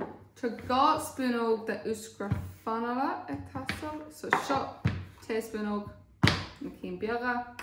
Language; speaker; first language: Irish; non-native, local second language; English